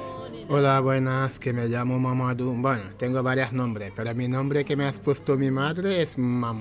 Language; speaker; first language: Spanish; non-native, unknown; Wolof